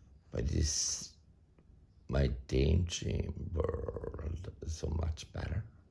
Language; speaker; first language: English; non-native, fluent; German